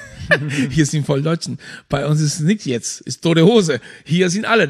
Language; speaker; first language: German; non-native, fluent; Spanish